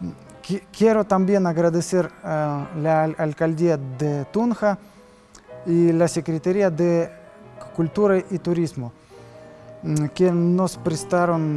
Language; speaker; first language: Spanish; non-native, learner; Russian